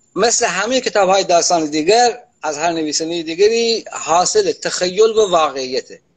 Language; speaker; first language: Persian; non-native, local second language; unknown